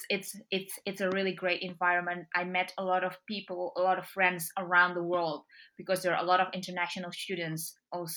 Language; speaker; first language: English; non-native, fluent; Indonesian